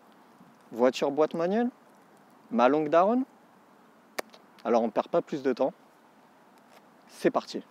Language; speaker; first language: French; native; French